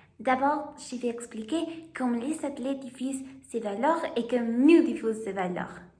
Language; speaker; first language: French; non-native, learner; Spanish